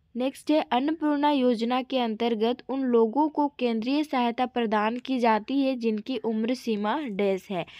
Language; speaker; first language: Hindi; native; Hindi